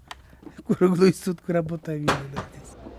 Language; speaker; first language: Russian; non-native, local second language; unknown